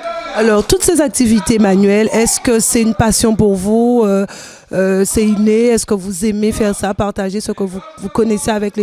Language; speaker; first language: French; native; French